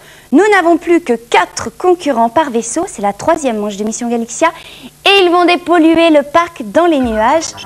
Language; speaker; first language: French; native; French